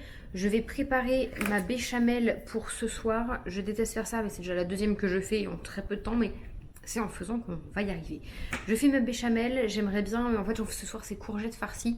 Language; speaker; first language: French; native; French